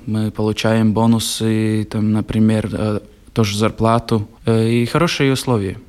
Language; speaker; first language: Russian; non-native, local second language; Latvian